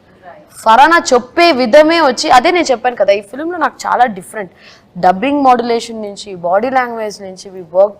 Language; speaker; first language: Telugu; non-native, fluent; Tamil